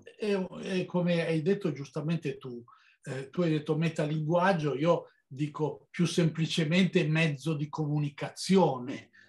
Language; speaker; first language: Italian; native; Italian